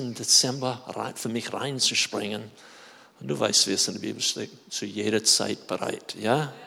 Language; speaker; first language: German; non-native, fluent; English